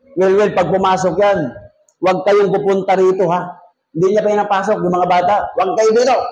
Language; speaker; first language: Filipino; non-native, local second language; Cebuano